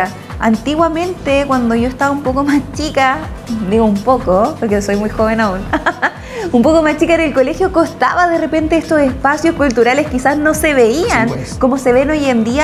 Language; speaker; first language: Spanish; native; Spanish